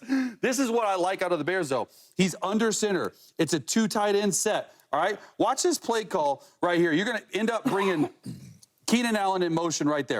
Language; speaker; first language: English; native; English